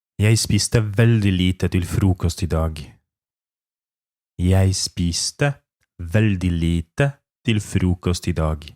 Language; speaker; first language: Norwegian; non-native, fluent; Polish